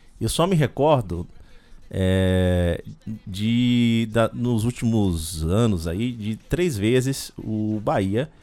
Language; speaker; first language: Portuguese; native; Portuguese